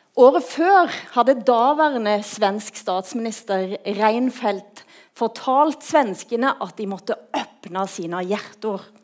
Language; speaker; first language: Norwegian; native; Norwegian